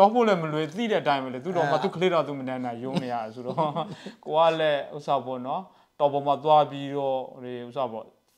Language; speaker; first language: Burmese; non-native, local second language; S'gaw Karen